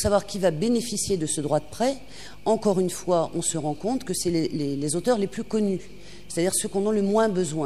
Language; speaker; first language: French; native; French